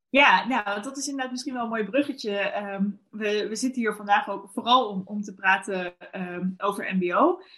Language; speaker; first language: Dutch; native; Dutch